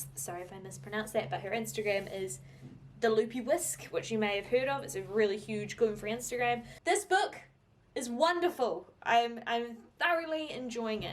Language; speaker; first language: English; native; English